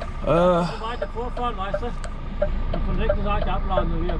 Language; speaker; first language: German; native; German